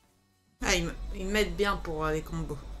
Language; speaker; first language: French; native; French